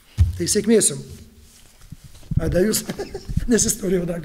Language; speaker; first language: Lithuanian; native; Lithuanian